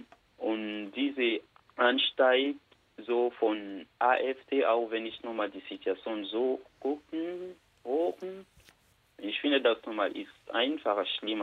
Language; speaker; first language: German; non-native, learner; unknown